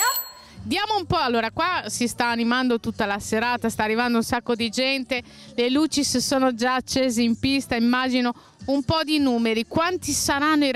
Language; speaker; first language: Italian; native; Italian